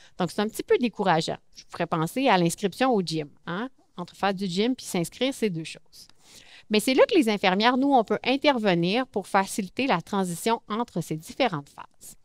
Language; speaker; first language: French; native; French